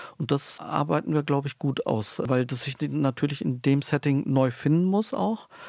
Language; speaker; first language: German; early bilingual, other home language; Turkish